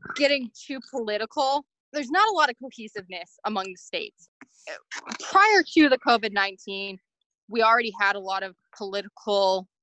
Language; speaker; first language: English; native; English